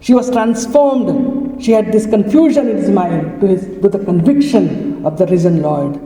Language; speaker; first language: English; non-native, local second language; Gujarati